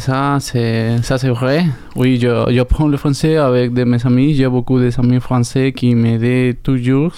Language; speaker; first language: French; non-native, learner; Spanish